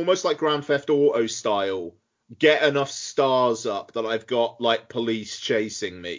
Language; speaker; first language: English; native; English